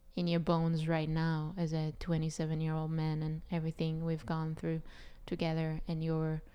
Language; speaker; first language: English; non-native, fluent; Hebrew